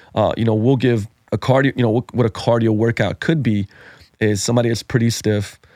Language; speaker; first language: English; non-native, fluent; Slovenian